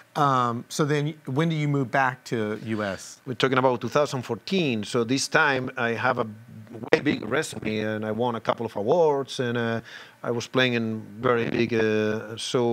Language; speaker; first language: English; non-native, learner; Spanish